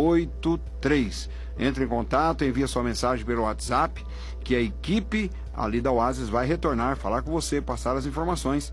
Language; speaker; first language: Portuguese; native; Portuguese